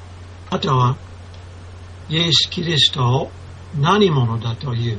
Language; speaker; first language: Japanese; non-native, fluent; English